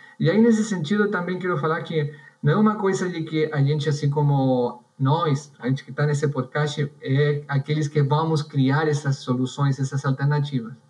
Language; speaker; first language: Portuguese; non-native, fluent; Spanish